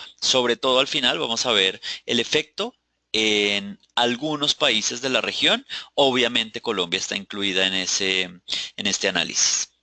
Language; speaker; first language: Spanish; native; Spanish